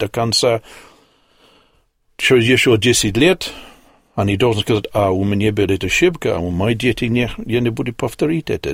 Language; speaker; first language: Russian; non-native, learner; English